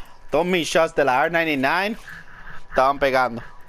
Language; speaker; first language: Spanish; early bilingual, heritage; Spanish